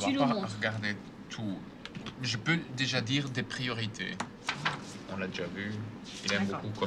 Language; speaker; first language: French; non-native, fluent; Dutch